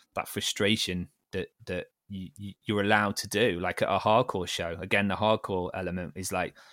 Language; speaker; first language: English; native; English